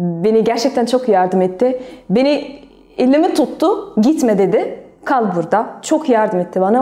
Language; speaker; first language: Turkish; non-native, learner; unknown